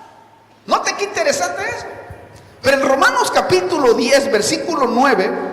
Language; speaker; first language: Spanish; native; Spanish